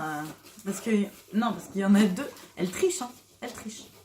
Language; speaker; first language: French; native; French